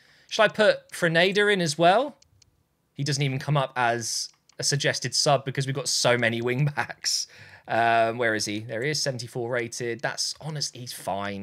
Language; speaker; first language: English; native; English